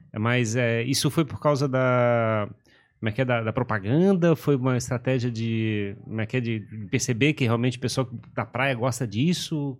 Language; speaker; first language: Portuguese; native; Portuguese